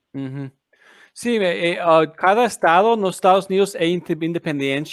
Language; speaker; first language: Portuguese; non-native, learner; English